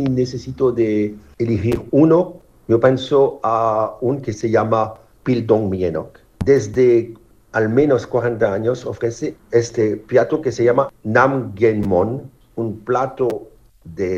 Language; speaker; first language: Spanish; non-native, fluent; French